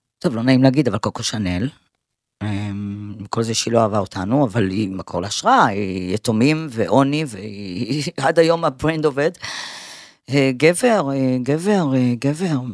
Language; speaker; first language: Hebrew; early bilingual, other home language; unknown